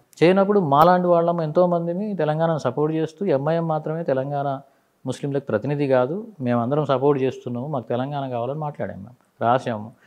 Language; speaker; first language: Telugu; non-native, local second language; Urdu